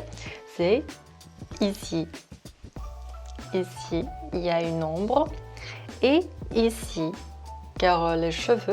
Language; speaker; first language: French; non-native, fluent; Korean